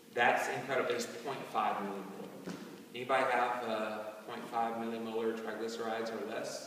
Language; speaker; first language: English; native; English